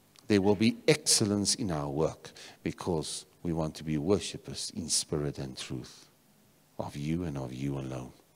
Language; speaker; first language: English; non-native, local second language; Afrikaans